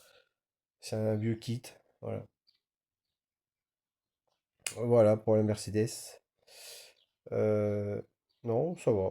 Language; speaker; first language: French; native; French